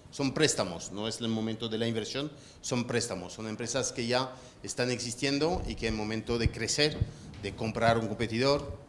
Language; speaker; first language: Spanish; non-native, fluent; French